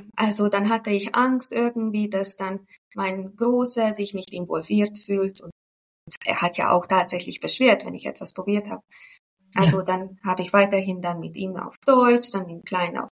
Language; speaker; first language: German; non-native, fluent; Hungarian